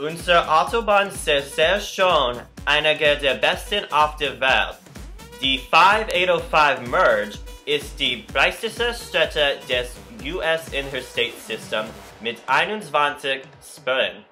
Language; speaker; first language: German; non-native, learner; English